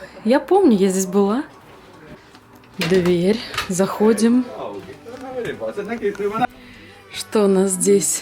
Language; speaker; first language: Russian; native; Russian